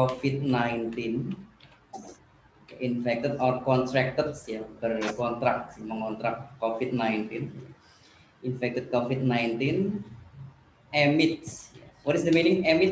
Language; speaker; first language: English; non-native, learner; Indonesian